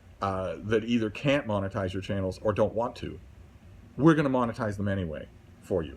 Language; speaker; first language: English; native; English